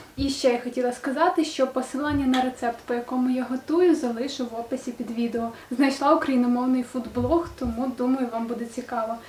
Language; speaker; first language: Ukrainian; native; Ukrainian